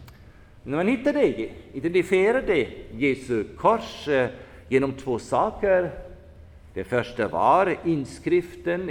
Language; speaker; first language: Swedish; non-native, fluent; German